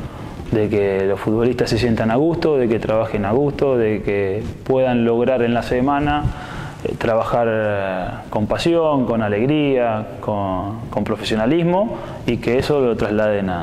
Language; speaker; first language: Spanish; native; Spanish